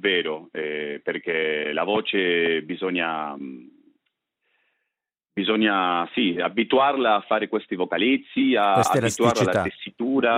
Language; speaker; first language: Italian; non-native, fluent; Spanish